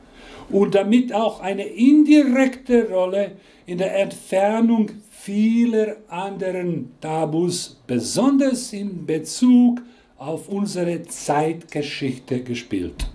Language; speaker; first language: German; non-native, fluent; Croatian